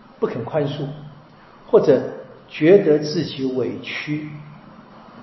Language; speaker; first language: Chinese; native; Chinese